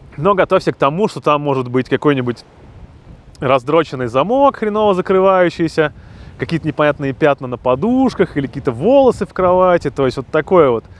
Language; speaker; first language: Russian; native; Russian